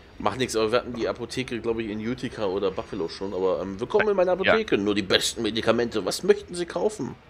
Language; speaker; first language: German; native; German